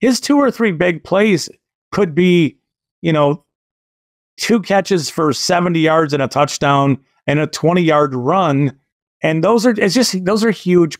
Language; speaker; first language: English; native; English